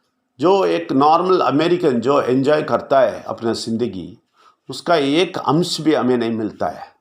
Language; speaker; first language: Hindi; non-native, local second language; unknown